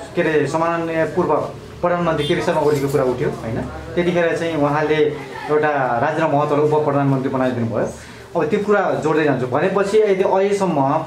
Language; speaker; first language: Nepali; native; Nepali